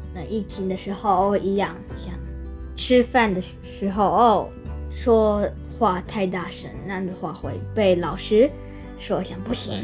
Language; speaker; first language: Chinese; early bilingual, heritage; Chinese